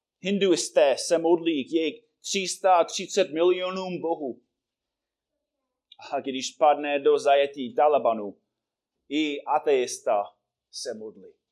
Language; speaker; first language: Czech; non-native, fluent; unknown